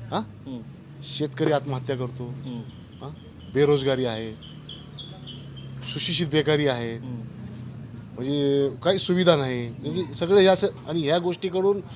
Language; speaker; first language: Marathi; non-native, local second language; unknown